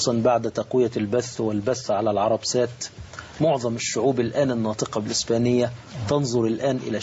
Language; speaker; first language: Arabic; native; Arabic